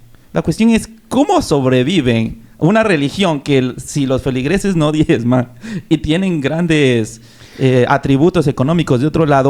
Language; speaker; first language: Spanish; native; Spanish